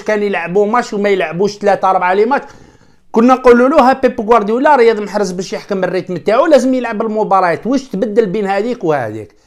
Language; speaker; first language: Arabic; native; Arabic